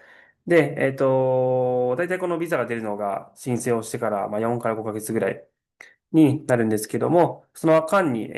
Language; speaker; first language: Japanese; native; Japanese